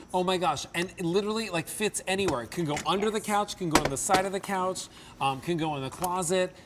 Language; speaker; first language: English; native; English